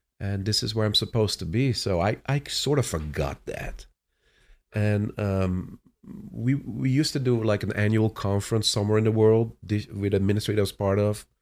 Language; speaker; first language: English; non-native, fluent; Dutch